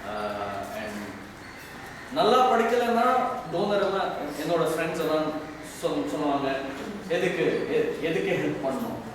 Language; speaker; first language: Tamil; non-native, local second language; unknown